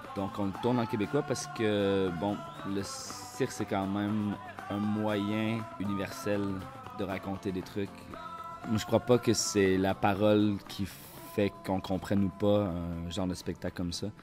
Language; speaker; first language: French; native; French